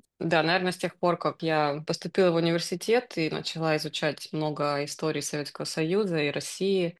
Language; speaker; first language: Russian; native; Russian